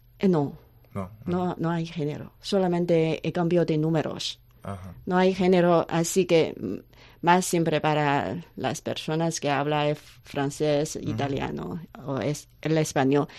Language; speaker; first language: Spanish; non-native, learner; Chinese